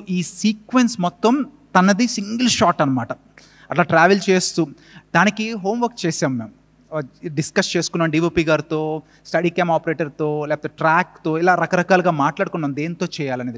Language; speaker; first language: Telugu; native; Telugu